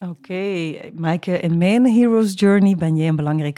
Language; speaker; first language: Dutch; native; Dutch